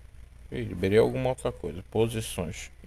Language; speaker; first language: Portuguese; native; Portuguese